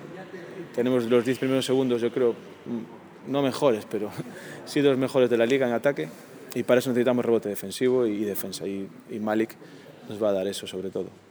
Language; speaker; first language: Spanish; native; Spanish